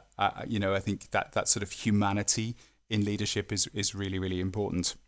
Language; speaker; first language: English; native; English